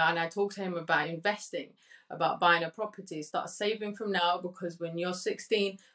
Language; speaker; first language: English; early bilingual, other home language; Spanish